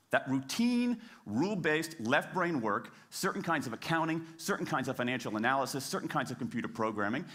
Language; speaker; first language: English; native; English